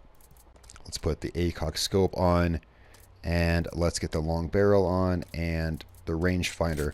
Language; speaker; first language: English; native; English